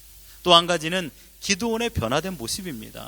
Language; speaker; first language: Korean; native; Korean